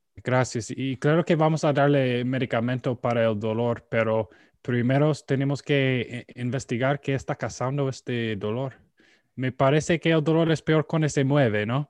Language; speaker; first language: Spanish; non-native, learner; English